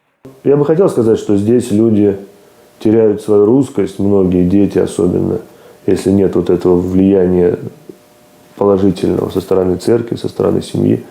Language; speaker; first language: Russian; native; Russian